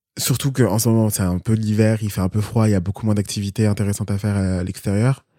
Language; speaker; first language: French; early bilingual, other home language; Spanish